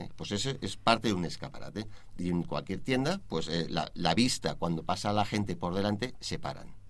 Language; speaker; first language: Spanish; native; Spanish